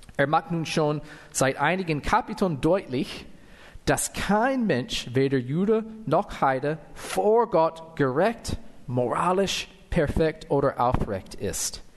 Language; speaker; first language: German; non-native, fluent; English